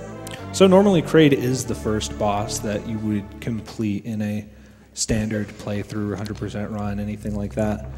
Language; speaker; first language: English; native; English